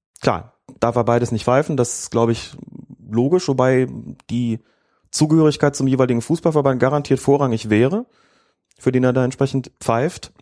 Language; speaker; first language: German; native; German